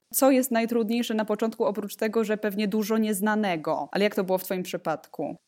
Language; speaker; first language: Polish; native; Polish